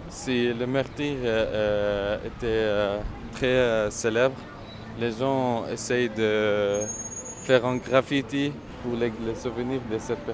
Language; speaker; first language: French; non-native, fluent; Arabic